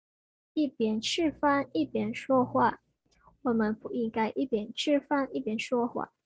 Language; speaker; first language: Chinese; non-native, learner; Indonesian